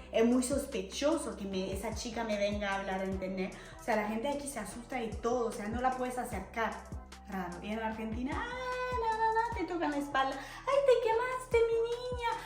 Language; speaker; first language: Spanish; non-native, fluent; French